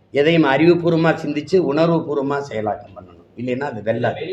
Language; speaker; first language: Tamil; native; Tamil